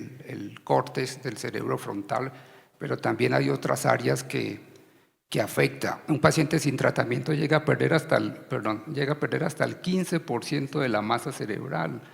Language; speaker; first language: Spanish; native; Spanish